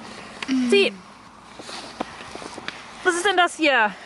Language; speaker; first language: German; native; German